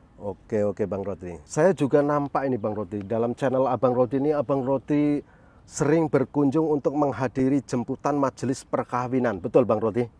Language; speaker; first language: Indonesian; non-native, local second language; Javanese